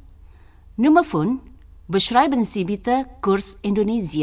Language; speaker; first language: German; non-native, fluent; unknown